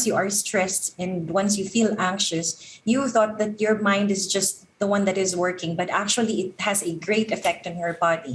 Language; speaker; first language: English; non-native, local second language; Filipino